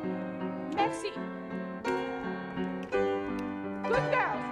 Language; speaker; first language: English; non-native, learner; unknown